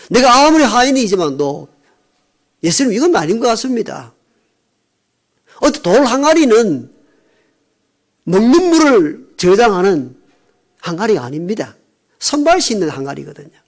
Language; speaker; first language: Korean; native; Korean